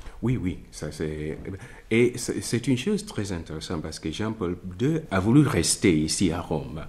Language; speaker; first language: French; non-native, fluent; Italian